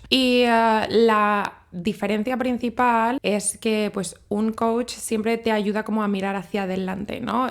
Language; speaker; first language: Spanish; native; Spanish